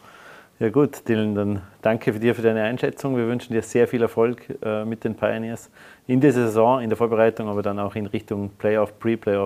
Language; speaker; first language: German; native; German